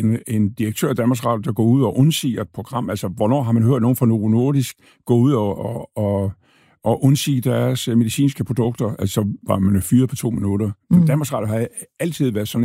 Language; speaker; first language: Danish; native; Danish